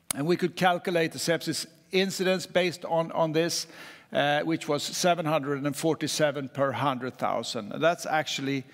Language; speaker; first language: English; non-native, fluent; Swedish